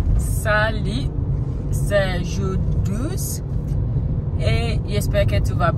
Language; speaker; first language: French; non-native, learner; Akan